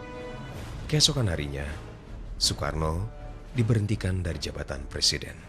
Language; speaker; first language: Indonesian; native; Indonesian